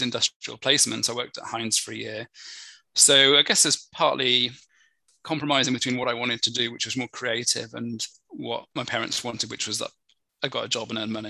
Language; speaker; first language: English; native; English